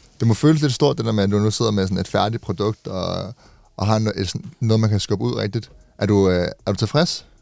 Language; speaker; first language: Danish; native; Danish